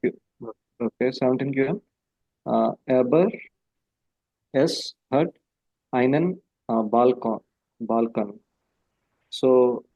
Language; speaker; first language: German; non-native, learner; Urdu